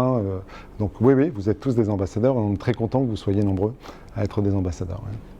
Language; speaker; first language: French; native; French